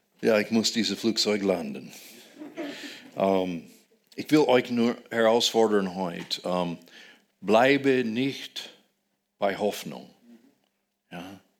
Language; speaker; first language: German; non-native, fluent; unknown